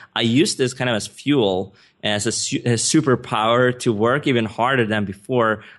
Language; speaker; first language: English; non-native, fluent; Swedish